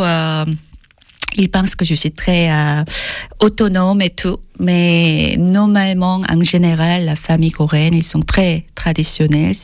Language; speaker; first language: French; non-native, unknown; Korean